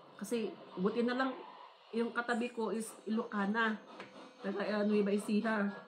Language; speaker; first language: Filipino; native; Filipino